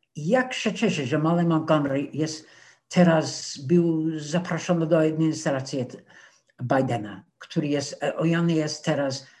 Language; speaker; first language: Polish; non-native, fluent; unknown